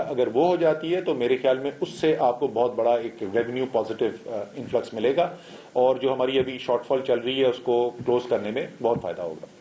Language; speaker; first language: Urdu; native; Urdu